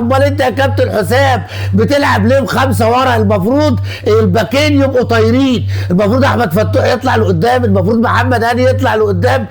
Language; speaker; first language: Arabic; native; Arabic